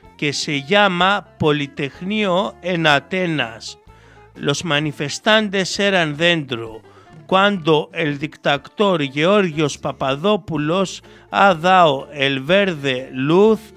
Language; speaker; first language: Spanish; non-native, learner; Greek